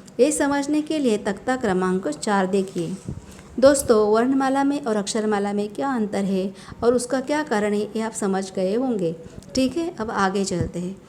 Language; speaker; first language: Hindi; non-native, local second language; Marathi